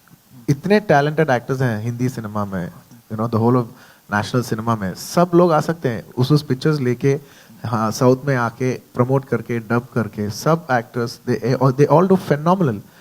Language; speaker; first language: Hindi; non-native, local second language; Telugu